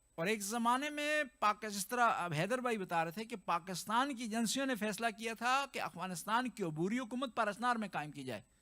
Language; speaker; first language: Urdu; non-native, local second language; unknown